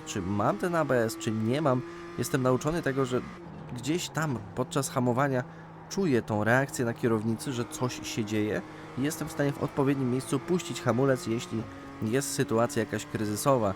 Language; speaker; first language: Polish; native; Polish